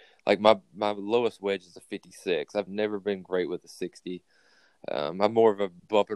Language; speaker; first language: English; native; English